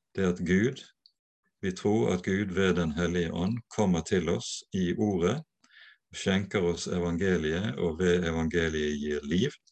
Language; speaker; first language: Norwegian; native; Norwegian